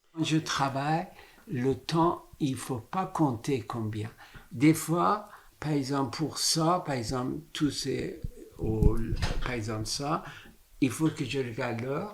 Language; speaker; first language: French; non-native, fluent; Persian